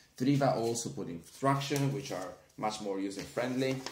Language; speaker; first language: English; non-native, fluent; Italian